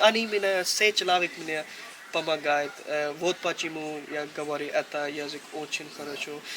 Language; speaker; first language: Russian; non-native, learner; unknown